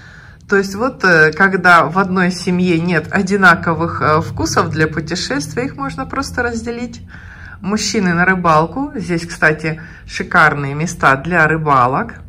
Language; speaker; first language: Russian; native; Russian